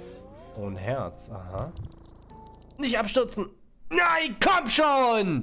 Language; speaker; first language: German; native; German